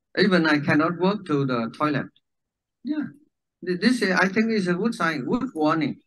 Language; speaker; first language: English; non-native, learner; Vietnamese